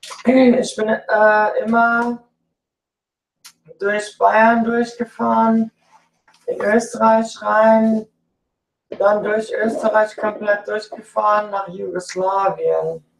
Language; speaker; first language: German; early bilingual, other home language; English